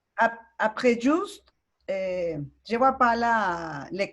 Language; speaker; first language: French; non-native, learner; Spanish